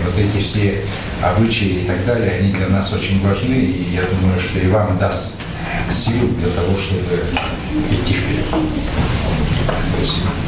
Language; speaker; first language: Russian; native; Russian